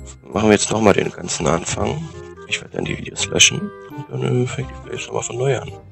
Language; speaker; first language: German; native; German